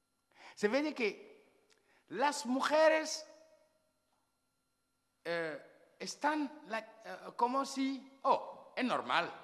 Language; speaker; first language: Spanish; non-native, learner; Wolof